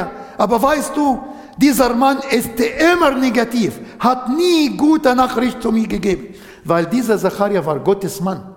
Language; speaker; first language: German; non-native, fluent; Arabic